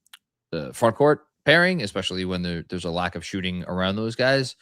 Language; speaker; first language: English; native; English